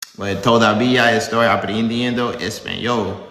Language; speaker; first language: Spanish; non-native, learner; English